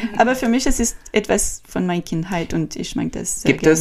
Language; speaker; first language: German; non-native, learner; French